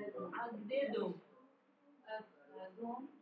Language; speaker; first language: Russian; non-native, learner; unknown